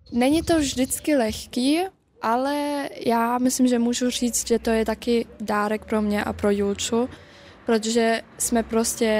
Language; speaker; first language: Czech; early bilingual, heritage; Czech